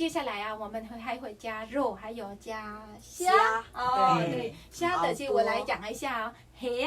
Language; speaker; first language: Chinese; non-native, fluent; Vietnamese